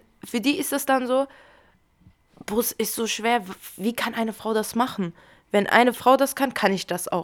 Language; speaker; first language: German; early bilingual, other home language; Kurdish